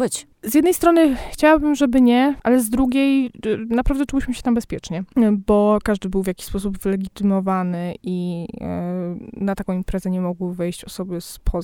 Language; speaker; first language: Polish; native; Polish